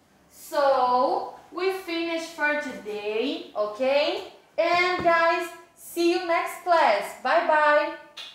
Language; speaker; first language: English; non-native, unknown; Portuguese